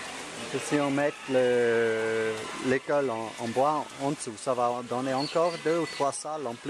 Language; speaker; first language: French; non-native, fluent; German